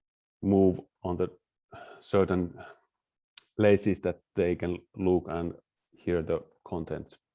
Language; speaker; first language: English; non-native, fluent; Finnish